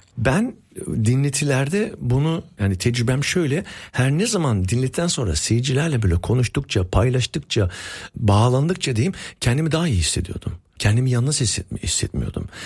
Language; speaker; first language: Turkish; early bilingual, heritage; Turkish